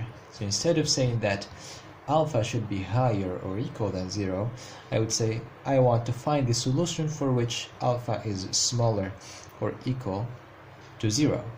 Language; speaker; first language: English; non-native, fluent; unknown